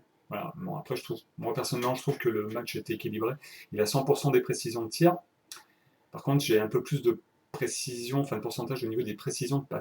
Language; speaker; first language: French; native; French